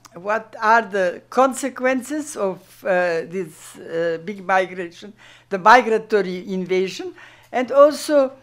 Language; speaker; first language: English; non-native, fluent; German